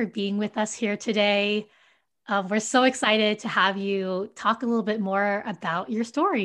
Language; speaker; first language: English; early bilingual, other home language; Vietnamese